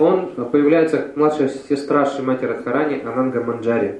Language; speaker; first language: Russian; native; Russian